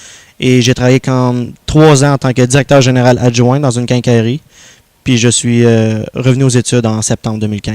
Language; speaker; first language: French; native; French